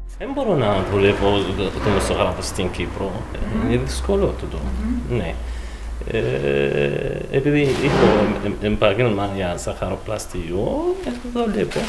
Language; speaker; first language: Greek; non-native, learner; Arabic